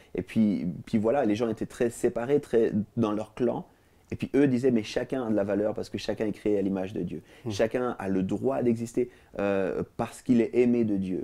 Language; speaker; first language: French; native; French